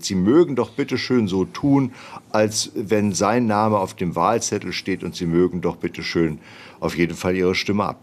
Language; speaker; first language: German; native; German